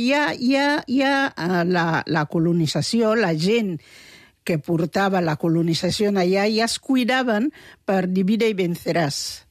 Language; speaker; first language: Catalan; non-native, fluent; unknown